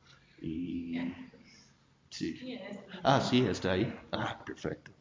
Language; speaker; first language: Spanish; non-native, fluent; English